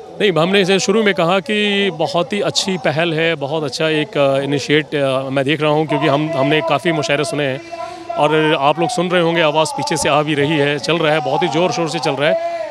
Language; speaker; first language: Hindi; native; Hindi